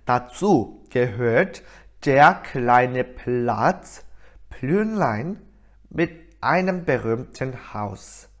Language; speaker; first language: German; non-native, fluent; Korean